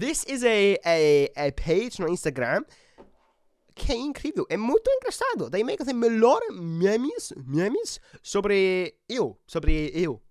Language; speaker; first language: Portuguese; non-native, learner; English